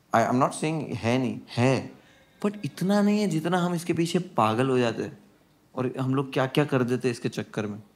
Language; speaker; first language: Hindi; non-native, local second language; Gujarati